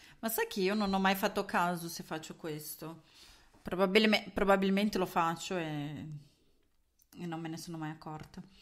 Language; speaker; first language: Italian; native; Italian